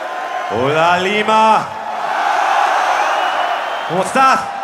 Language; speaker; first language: Spanish; non-native, learner; English